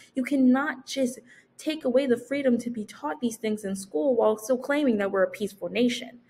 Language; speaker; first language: English; native; English